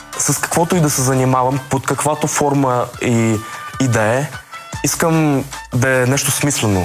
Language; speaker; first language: Bulgarian; early bilingual, other home language; Russian